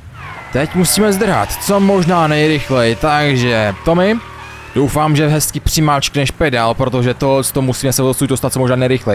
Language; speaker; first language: Czech; native; Czech